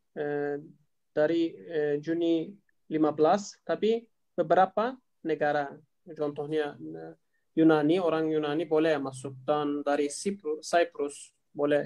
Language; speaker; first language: Indonesian; non-native, learner; Turkish